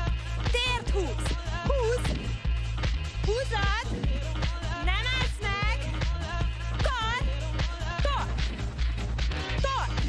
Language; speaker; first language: Hungarian; native; Hungarian